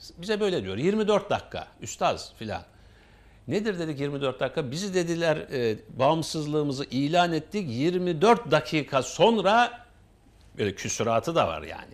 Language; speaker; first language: Turkish; native; Turkish